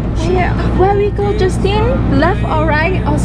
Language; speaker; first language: English; non-native, learner; Thai